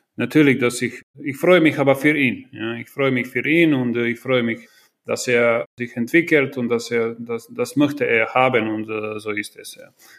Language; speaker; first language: German; non-native, fluent; Croatian